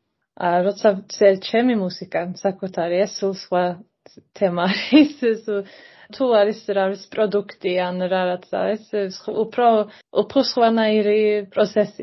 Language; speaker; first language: Georgian; early bilingual, heritage; Georgian